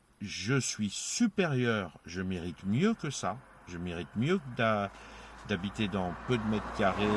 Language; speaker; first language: French; native; French